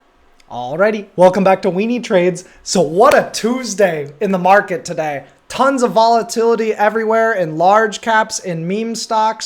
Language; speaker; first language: English; native; English